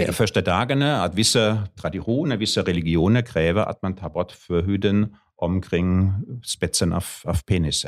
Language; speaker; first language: Swedish; non-native, fluent; German